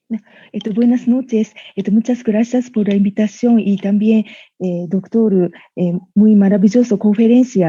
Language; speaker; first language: Spanish; non-native, learner; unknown